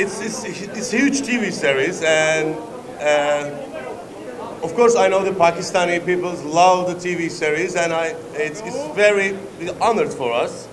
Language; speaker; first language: English; non-native, learner; Turkish